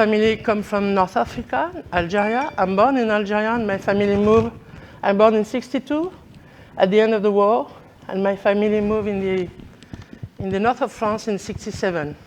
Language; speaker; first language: English; non-native, learner; French